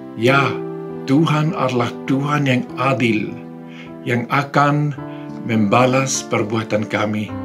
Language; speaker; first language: Indonesian; non-native, fluent; Swiss German